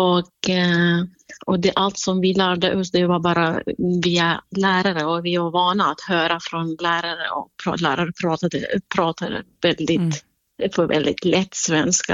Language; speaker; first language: Swedish; non-native, fluent; Central Kurdish